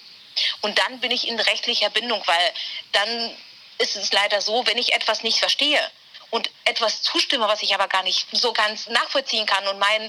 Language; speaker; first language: German; native; German